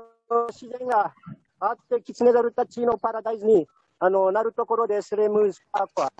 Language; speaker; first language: Japanese; non-native, fluent; Malagasy